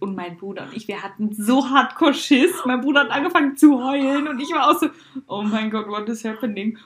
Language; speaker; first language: German; native; German